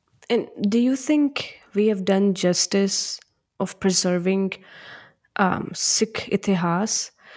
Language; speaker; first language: English; non-native, local second language; Punjabi